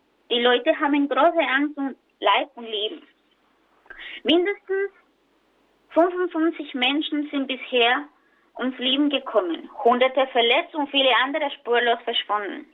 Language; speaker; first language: German; non-native, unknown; Spanish